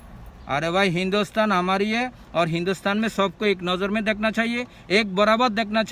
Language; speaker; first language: Hindi; non-native, local second language; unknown